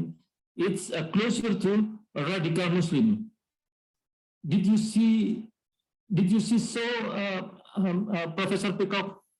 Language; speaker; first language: English; non-native, learner; Indonesian